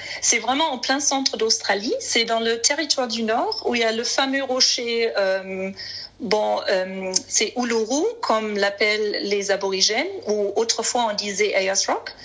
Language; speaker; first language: French; non-native, fluent; German